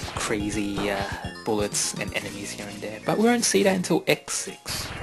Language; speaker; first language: English; native; English